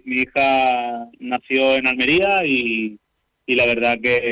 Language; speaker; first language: Spanish; native; Spanish